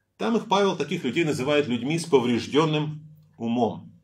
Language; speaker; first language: Russian; native; Russian